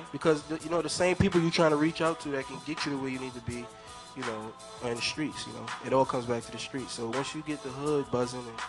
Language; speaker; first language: English; native; English